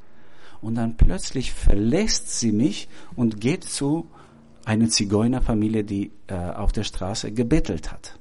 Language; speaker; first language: German; non-native, fluent; Albanian